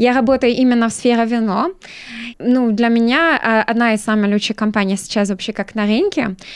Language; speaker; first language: Russian; non-native, learner; French